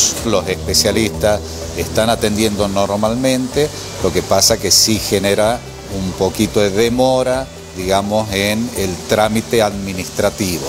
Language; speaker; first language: Spanish; native; Spanish